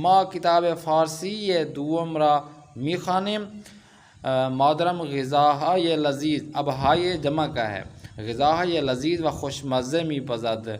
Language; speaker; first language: Persian; non-native, fluent; Urdu